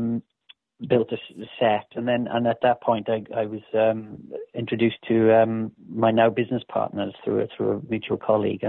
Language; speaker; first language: English; native; English